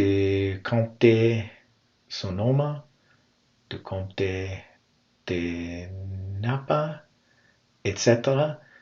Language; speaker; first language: French; non-native, learner; English